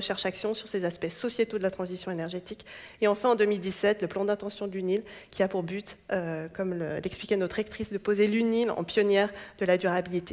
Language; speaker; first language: French; native; French